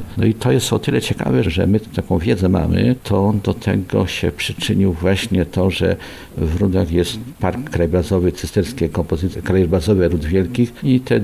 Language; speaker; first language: Polish; native; Polish